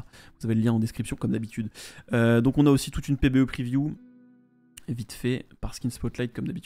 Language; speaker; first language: French; native; French